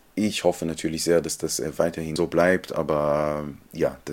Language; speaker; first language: German; non-native, fluent; Hebrew